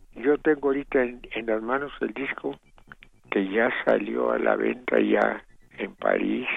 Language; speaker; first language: Spanish; native; Spanish